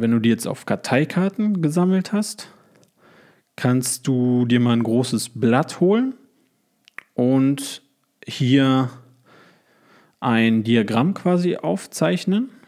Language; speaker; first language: German; native; German